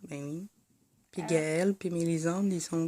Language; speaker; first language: French; native; French